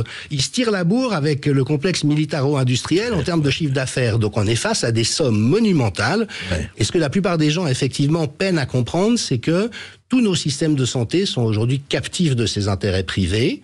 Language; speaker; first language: French; native; French